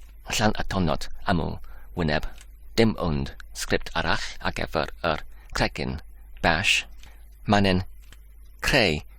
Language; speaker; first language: Welsh; non-native, learner; English